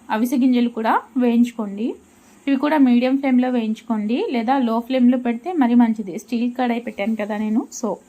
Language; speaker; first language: Telugu; non-native, local second language; Urdu